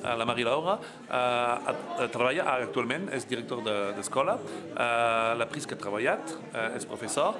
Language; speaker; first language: Catalan; non-native, local second language; French